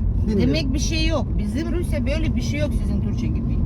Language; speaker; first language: Turkish; non-native, learner; Russian